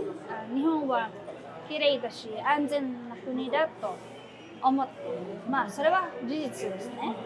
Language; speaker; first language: Japanese; non-native, fluent; Filipino